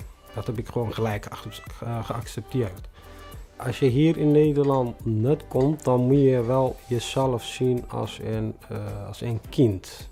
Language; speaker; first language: Dutch; non-native, fluent; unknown